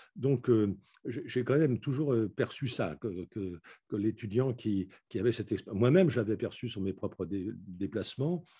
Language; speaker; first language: French; native; French